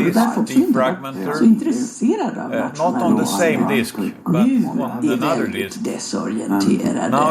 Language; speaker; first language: Swedish; native; Swedish